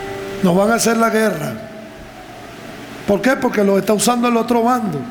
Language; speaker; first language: Spanish; native; Spanish